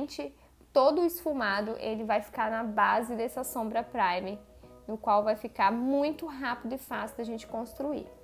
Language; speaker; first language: Portuguese; native; Portuguese